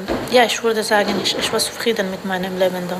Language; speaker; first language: German; non-native, learner; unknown